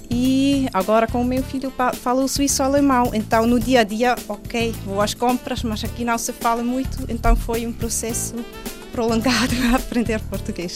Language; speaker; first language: Portuguese; non-native, fluent; Swiss German